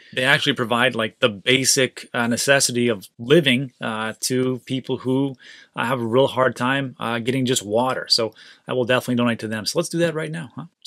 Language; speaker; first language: English; native; English